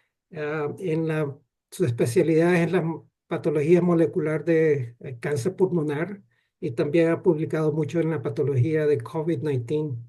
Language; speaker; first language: Spanish; non-native, fluent; English